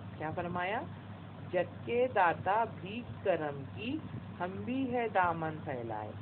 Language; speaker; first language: Urdu; native; Urdu